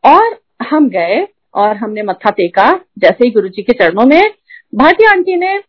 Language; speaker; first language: Hindi; native; Hindi